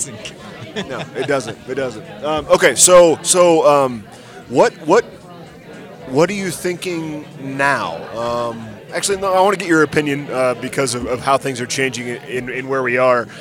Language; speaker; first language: English; native; English